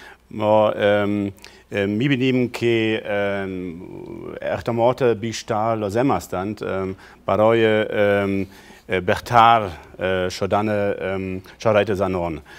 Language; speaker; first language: Persian; non-native, fluent; German